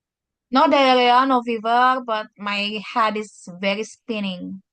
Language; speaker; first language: English; non-native, fluent; Indonesian